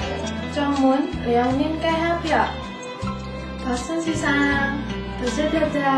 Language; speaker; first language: Cantonese; non-native, learner; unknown